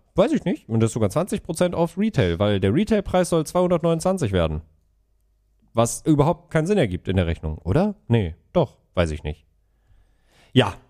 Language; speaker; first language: German; native; German